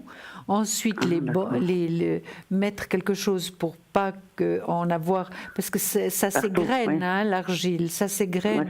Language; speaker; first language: French; native; French